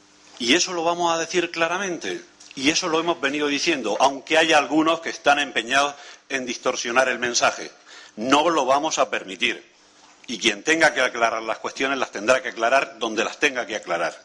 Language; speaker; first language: Spanish; native; Spanish